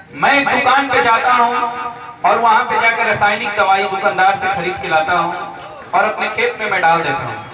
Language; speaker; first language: Hindi; native; Hindi